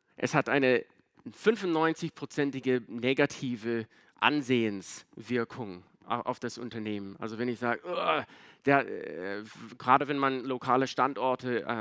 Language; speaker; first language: German; non-native, fluent; English